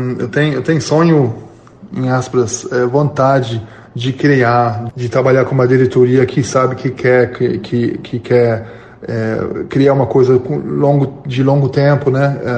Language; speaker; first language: Portuguese; non-native, fluent; German